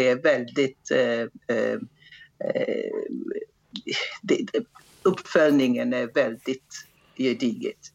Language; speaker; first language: Swedish; non-native, fluent; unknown